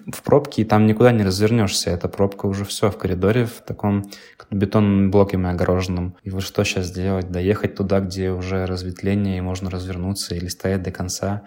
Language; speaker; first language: Russian; native; Russian